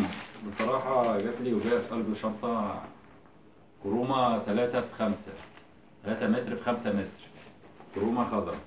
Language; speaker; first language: Arabic; native; Arabic